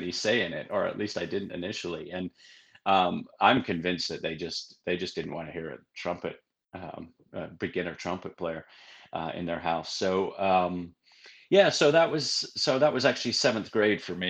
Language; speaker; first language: English; native; English